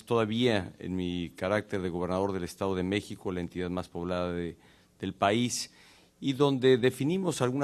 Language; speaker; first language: Spanish; native; Spanish